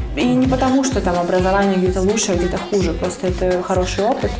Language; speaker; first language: Russian; native; Russian